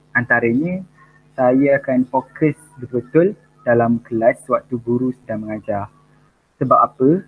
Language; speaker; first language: Malay; native; Malay